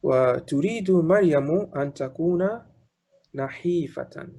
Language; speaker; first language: Arabic; non-native, fluent; English